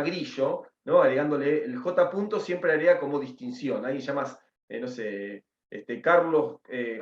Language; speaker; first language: Spanish; native; Spanish